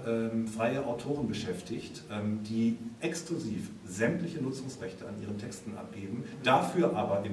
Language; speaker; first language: German; native; German